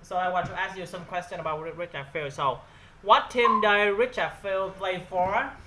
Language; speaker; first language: English; non-native, learner; Vietnamese